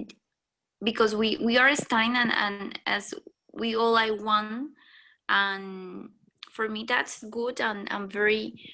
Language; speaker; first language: English; non-native, learner; Spanish